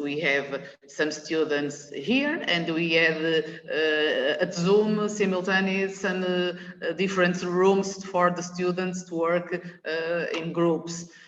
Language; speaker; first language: English; non-native, learner; Portuguese